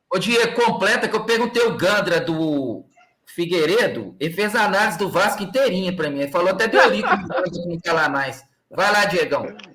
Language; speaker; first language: Portuguese; native; Portuguese